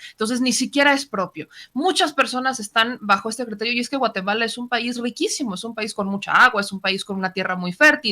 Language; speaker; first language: Spanish; native; Spanish